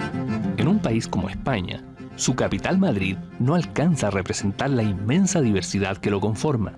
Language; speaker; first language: Spanish; native; Spanish